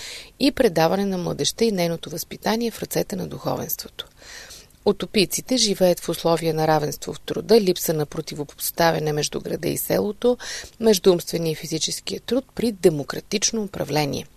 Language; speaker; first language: Bulgarian; native; Bulgarian